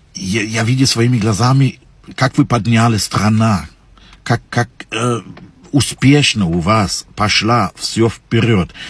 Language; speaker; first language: Russian; non-native, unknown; German